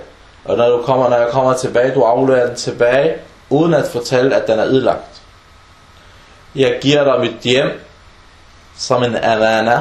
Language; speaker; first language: Danish; early bilingual, other home language; Arabic